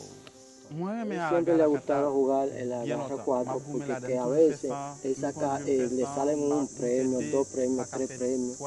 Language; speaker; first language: Spanish; non-native, learner; Haitian Creole